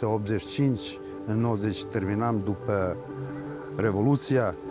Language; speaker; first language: Romanian; early bilingual, heritage; Serbian